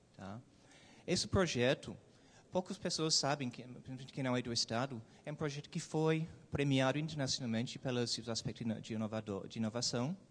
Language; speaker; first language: Portuguese; non-native, fluent; English